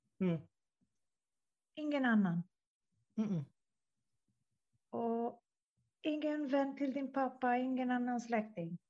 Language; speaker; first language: Swedish; non-native, fluent; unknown